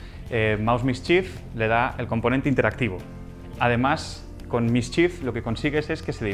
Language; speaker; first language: Spanish; native; Spanish